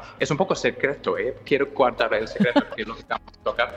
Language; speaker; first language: Spanish; non-native, fluent; English